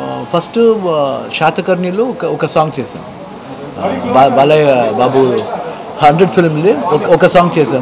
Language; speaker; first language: Telugu; non-native, learner; Kannada